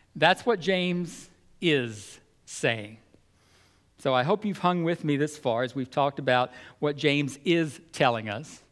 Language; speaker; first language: English; native; English